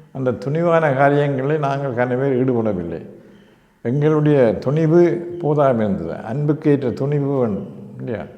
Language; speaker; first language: Tamil; native; Tamil